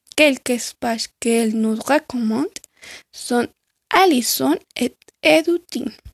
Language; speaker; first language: French; non-native, learner; Spanish